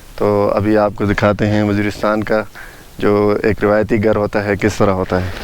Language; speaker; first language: Urdu; non-native, local second language; Pashto